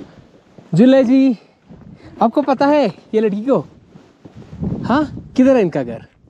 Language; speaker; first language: Hindi; non-native, local second language; Malayalam